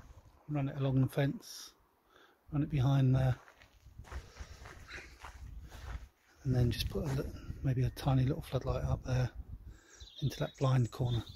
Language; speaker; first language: English; native; English